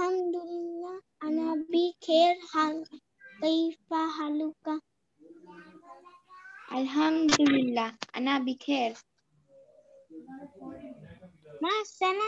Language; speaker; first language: Arabic; non-native, learner; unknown